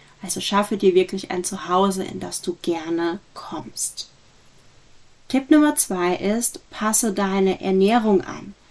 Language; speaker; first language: German; native; German